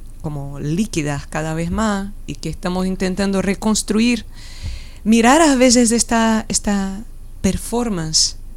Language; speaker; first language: Spanish; non-native, fluent; Portuguese